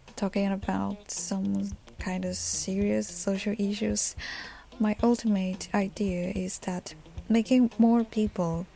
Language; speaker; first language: English; non-native, fluent; Chinese